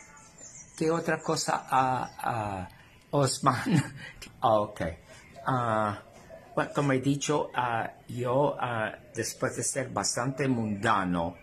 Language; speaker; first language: Spanish; non-native, fluent; English